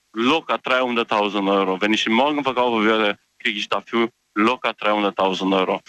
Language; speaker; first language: German; non-native, fluent; Romanian